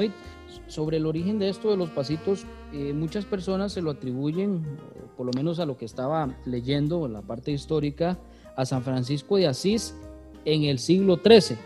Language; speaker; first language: Spanish; native; Spanish